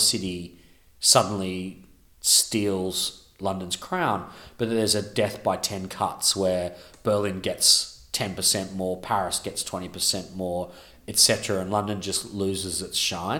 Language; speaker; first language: English; native; English